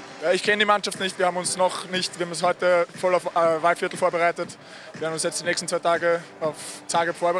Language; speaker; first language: German; native; German